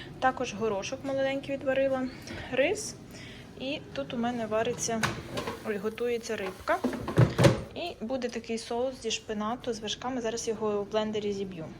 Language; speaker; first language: Ukrainian; native; Ukrainian